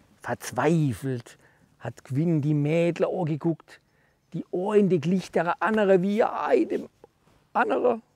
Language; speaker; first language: German; native; German